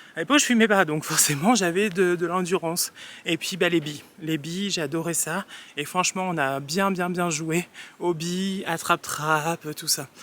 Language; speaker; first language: French; early bilingual, other home language; Réunion Creole French